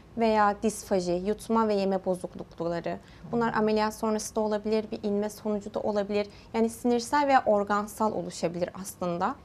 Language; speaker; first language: Turkish; early bilingual, heritage; Turkish